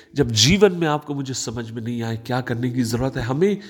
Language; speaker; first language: Hindi; non-native, local second language; Marathi